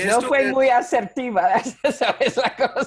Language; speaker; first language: Spanish; non-native, fluent; English